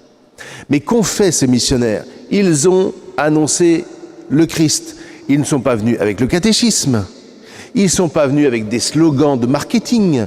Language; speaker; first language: French; native; French